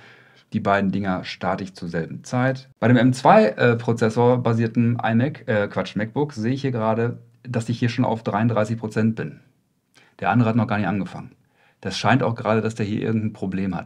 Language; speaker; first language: German; native; German